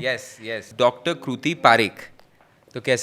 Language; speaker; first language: Hindi; native; Hindi